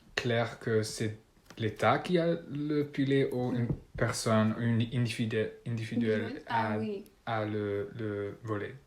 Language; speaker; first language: French; non-native, learner; Dutch